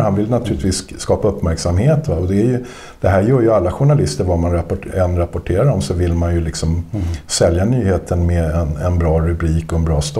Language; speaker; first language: Swedish; native; Swedish